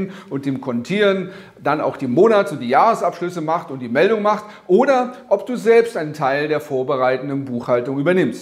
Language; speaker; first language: German; native; German